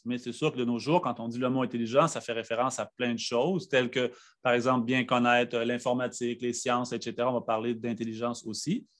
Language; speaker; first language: French; native; French